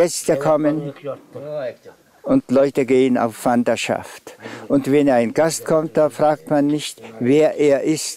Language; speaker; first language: German; non-native, fluent; Tuvinian